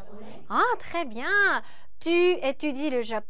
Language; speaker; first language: French; non-native, fluent; Korean